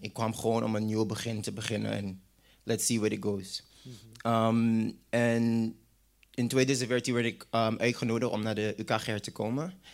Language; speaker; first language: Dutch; non-native, local second language; English